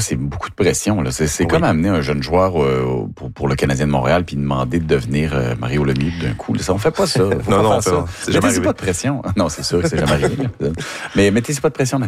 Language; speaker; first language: French; native; French